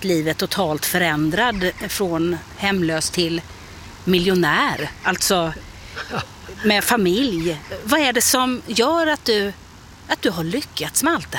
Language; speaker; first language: Swedish; native; Swedish